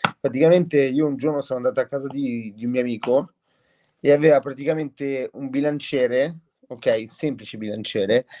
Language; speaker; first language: Italian; native; Italian